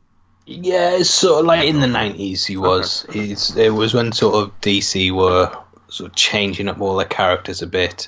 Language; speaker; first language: English; native; English